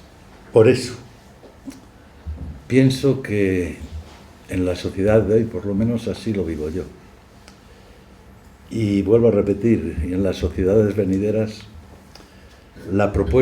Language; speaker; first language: Spanish; native; Spanish